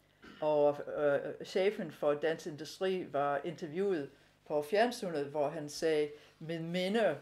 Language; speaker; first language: Danish; non-native, fluent; English